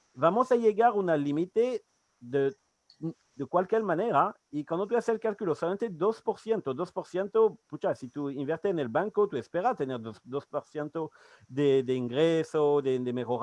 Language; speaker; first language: Spanish; non-native, fluent; French